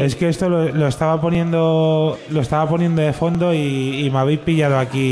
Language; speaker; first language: Spanish; native; Spanish